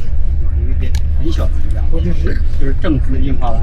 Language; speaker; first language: Chinese; native; Chinese